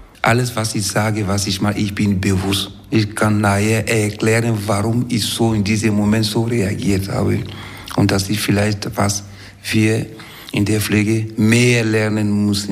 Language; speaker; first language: German; non-native, fluent; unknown